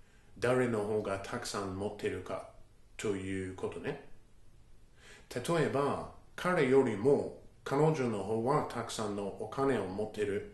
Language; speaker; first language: Japanese; non-native, fluent; English